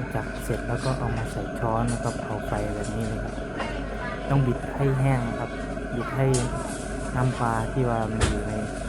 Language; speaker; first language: Thai; non-native, local second language; Hmong